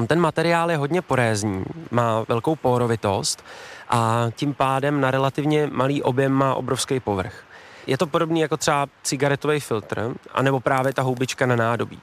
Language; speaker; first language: Czech; native; Czech